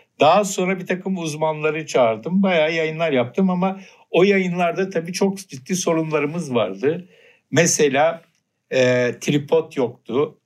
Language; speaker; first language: Turkish; native; Turkish